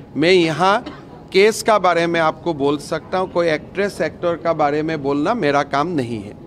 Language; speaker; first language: Hindi; non-native, local second language; Assamese